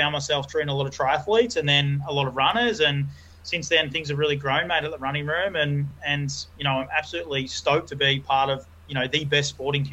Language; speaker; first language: English; native; English